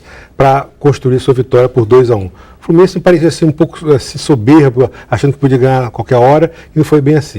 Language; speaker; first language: Portuguese; native; Portuguese